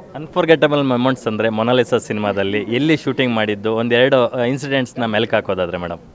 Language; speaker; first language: Kannada; native; Kannada